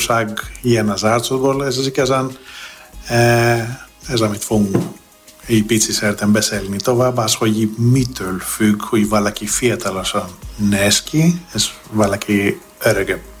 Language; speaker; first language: Hungarian; non-native, learner; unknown